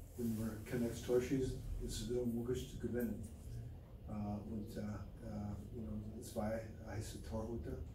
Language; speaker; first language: German; non-native, learner; English